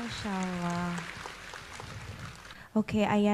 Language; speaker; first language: Indonesian; native; Indonesian